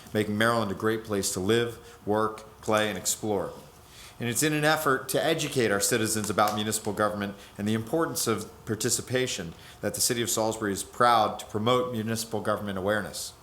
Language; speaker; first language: English; native; English